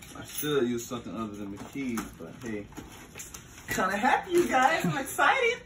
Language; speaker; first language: English; native; English